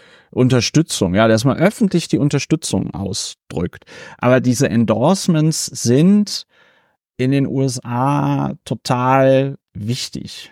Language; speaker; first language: German; native; German